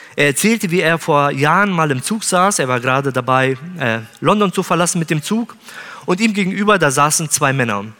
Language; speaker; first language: German; native; German